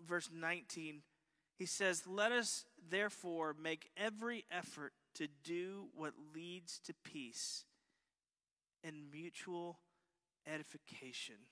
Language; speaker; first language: English; native; English